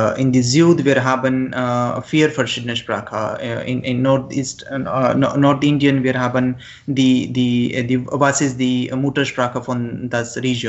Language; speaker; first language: German; non-native, learner; Marathi